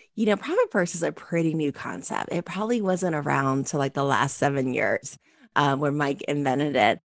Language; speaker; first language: English; native; English